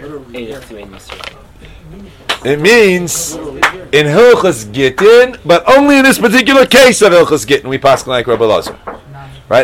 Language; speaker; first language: English; native; English